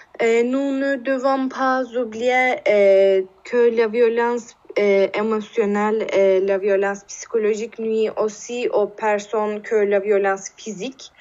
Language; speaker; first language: French; non-native, learner; Turkish